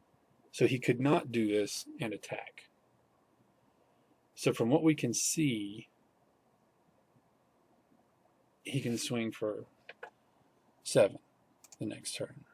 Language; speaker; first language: English; native; English